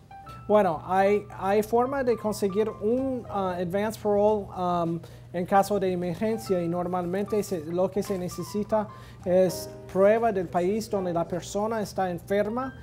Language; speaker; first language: Spanish; non-native, fluent; English